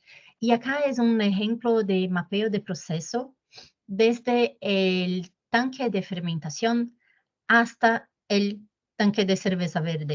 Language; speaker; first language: Spanish; non-native, fluent; Portuguese